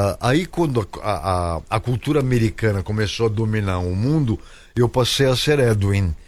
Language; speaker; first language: Portuguese; native; Portuguese